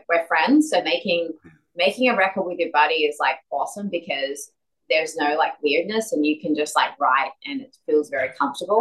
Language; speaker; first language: English; native; English